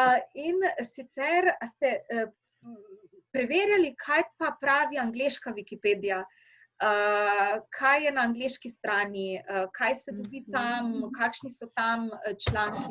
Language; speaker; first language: Slovenian; native; Slovenian